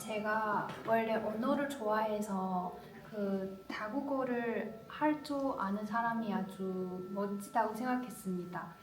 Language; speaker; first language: Korean; non-native, learner; Chinese